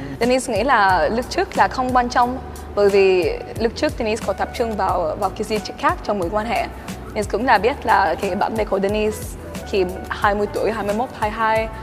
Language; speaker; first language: Vietnamese; early bilingual, heritage; Swedish